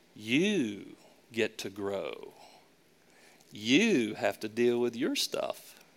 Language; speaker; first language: English; native; English